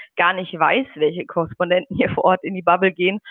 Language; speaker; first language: German; native; German